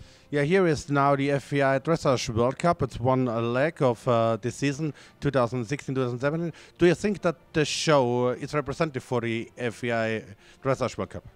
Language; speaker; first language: English; non-native, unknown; German